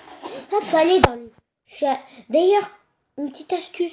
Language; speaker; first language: French; native; French